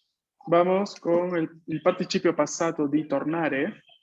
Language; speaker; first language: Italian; non-native, fluent; Spanish